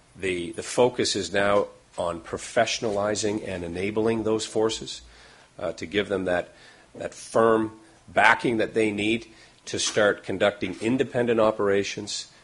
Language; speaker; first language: English; native; English